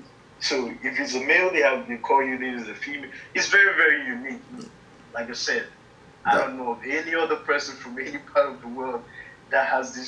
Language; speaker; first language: English; native; English